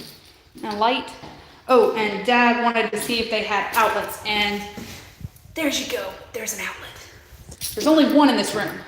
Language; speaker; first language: English; native; English